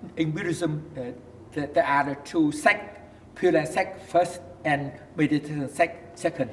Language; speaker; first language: English; non-native, learner; Vietnamese